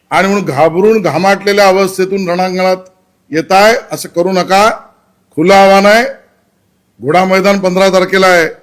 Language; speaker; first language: Marathi; native; Marathi